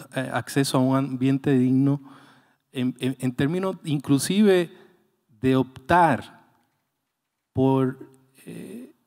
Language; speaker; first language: Spanish; native; Spanish